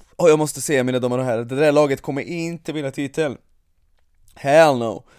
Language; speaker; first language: Swedish; non-native, fluent; Serbian